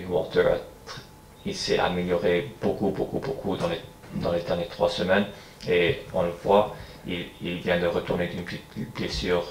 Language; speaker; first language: French; non-native, fluent; English